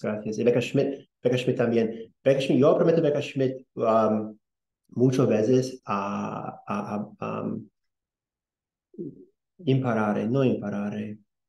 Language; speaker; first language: Spanish; non-native, learner; English